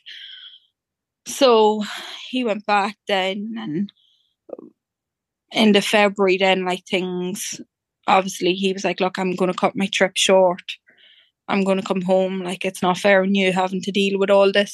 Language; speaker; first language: English; native; English